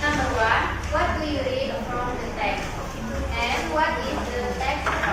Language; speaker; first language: English; non-native, learner; Indonesian